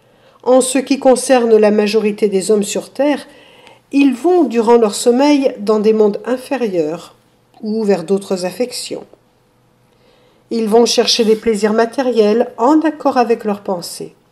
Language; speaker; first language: French; native; French